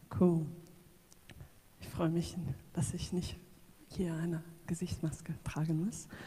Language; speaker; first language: German; non-native, fluent; English